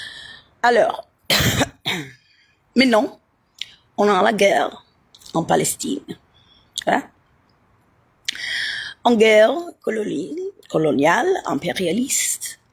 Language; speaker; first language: French; non-native, learner; Italian